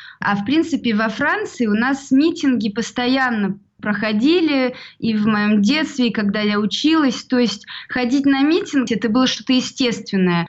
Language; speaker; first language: Russian; early bilingual, heritage; Russian